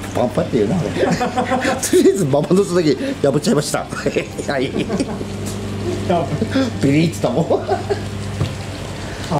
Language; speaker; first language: Japanese; native; Japanese